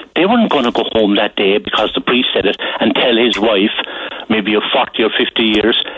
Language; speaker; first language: English; native; English